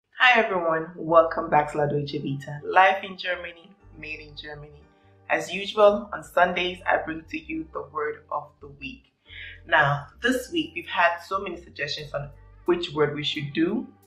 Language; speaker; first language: English; non-native, local second language; Akan